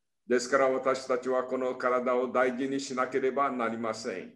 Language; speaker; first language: Japanese; early bilingual, heritage; Portuguese